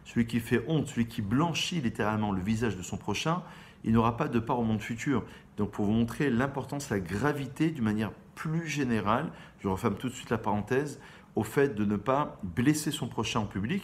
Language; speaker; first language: French; native; French